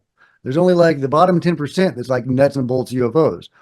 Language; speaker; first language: English; native; English